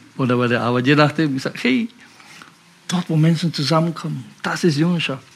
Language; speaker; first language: German; non-native, fluent; Indonesian